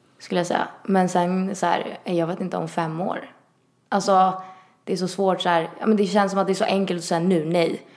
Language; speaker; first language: Swedish; early bilingual, other home language; Italian